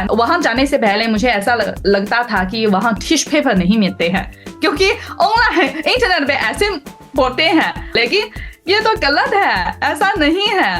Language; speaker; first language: Hindi; non-native, learner; Chinese